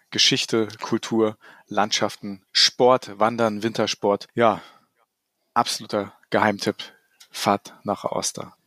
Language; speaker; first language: German; native; German